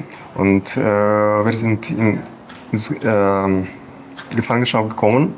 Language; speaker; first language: German; non-native, fluent; Ukrainian